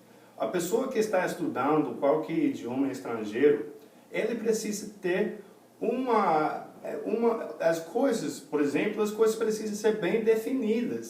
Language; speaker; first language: Portuguese; non-native, fluent; English